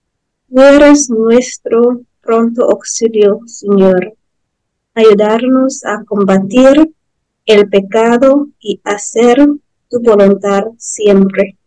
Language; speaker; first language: Spanish; non-native, learner; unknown